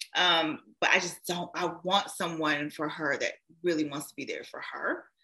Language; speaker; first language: English; native; English